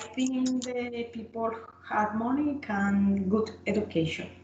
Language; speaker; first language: English; non-native, learner; Spanish